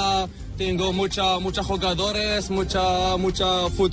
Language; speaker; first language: Spanish; non-native, learner; Arabic